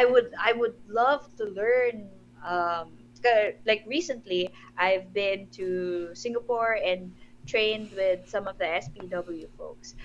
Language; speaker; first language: English; non-native, local second language; Filipino